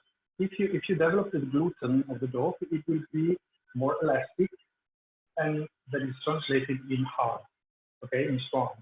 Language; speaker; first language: English; non-native, fluent; Italian